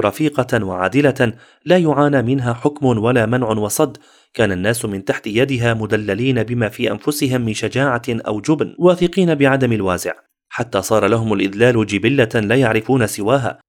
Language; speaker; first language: Arabic; native; Arabic